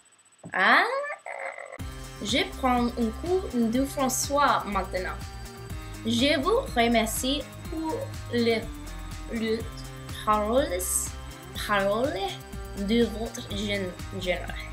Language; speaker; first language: French; non-native, learner; English